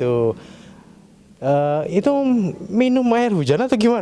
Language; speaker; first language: Indonesian; native; Indonesian